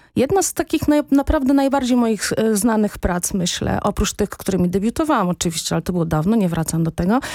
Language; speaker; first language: Polish; native; Polish